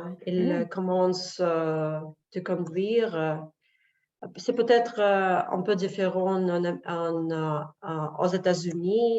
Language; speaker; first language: French; non-native, learner; Russian